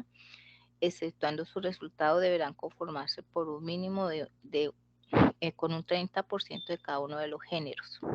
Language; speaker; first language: Spanish; native; Spanish